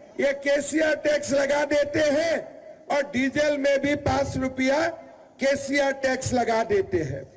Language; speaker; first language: Hindi; non-native, local second language; Assamese